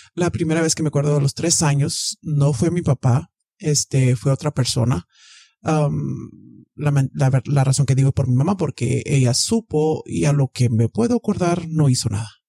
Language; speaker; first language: Spanish; early bilingual, heritage; Spanish